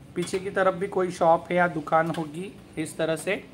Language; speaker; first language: Hindi; non-native, local second language; Marathi